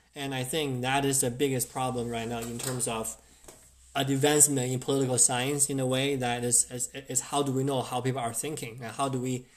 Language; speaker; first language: English; non-native, fluent; Chinese